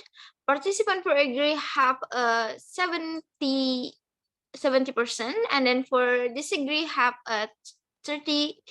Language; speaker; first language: English; non-native, learner; Indonesian